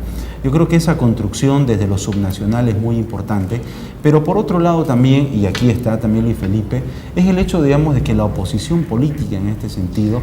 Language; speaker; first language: Spanish; native; Spanish